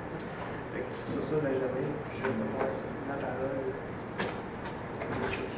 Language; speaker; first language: French; native; French